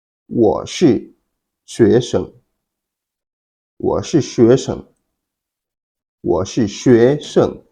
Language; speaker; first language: Chinese; non-native, fluent; Wolof